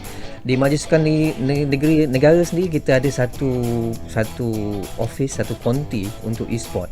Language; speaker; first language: Malay; native; Malay